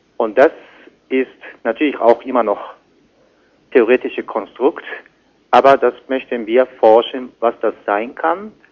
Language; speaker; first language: German; non-native, fluent; Japanese